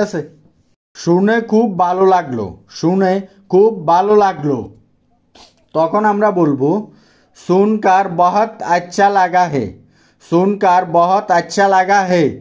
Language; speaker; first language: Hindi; non-native, fluent; Bangla